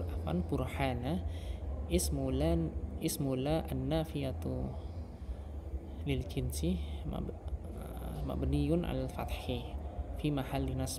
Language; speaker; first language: Arabic; non-native, fluent; Indonesian